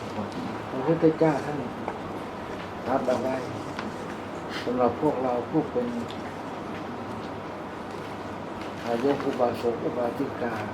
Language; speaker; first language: Thai; native; Thai